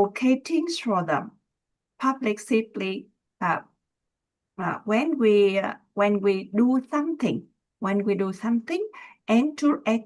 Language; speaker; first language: English; non-native, learner; Vietnamese